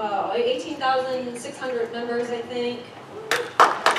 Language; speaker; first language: English; native; English